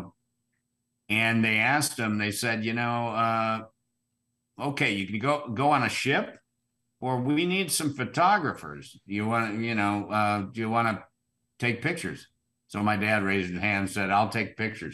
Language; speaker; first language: English; native; English